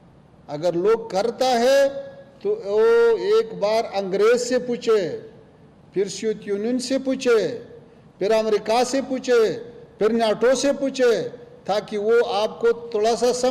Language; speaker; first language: Hindi; non-native, fluent; Pashto